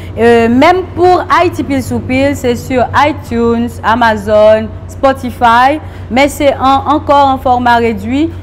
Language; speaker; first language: French; non-native, local second language; Haitian Creole